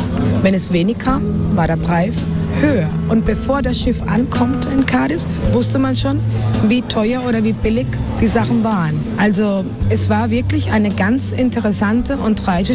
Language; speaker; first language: German; non-native, fluent; Spanish